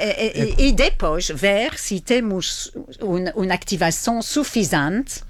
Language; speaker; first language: Portuguese; non-native, fluent; French